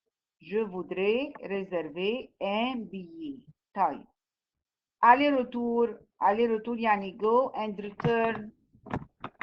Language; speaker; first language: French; non-native, fluent; Arabic